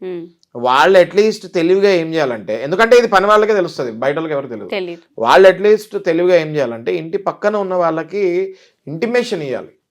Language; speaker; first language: Telugu; native; Telugu